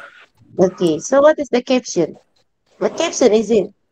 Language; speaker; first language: English; non-native, learner; Indonesian